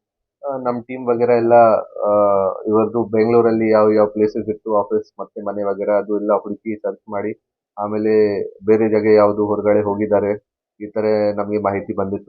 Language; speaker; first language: Kannada; non-native, fluent; Hindi